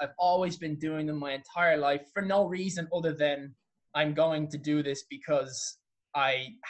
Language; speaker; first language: English; native; English